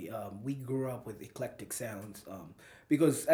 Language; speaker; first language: English; non-native, local second language; Ganda